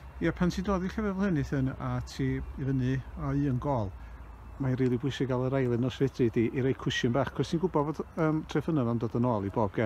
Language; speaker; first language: Welsh; native; Welsh